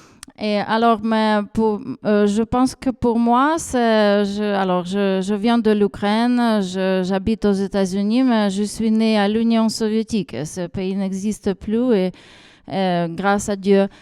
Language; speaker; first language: French; non-native, fluent; Ukrainian